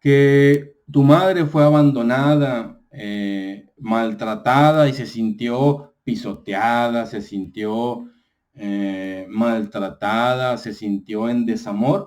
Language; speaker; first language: Spanish; native; Spanish